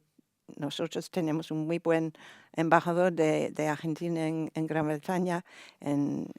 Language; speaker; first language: Spanish; non-native, fluent; English